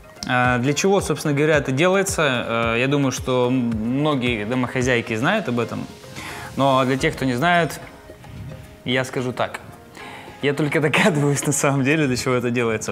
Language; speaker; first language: Russian; native; Russian